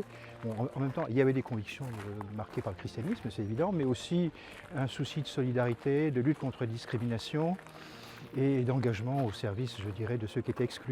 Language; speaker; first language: French; native; French